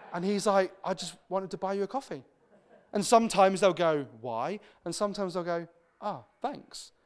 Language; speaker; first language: English; native; English